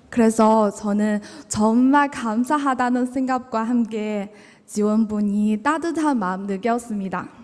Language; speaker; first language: Korean; non-native, learner; Chinese